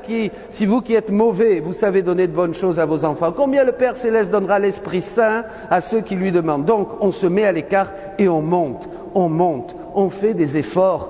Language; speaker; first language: French; native; French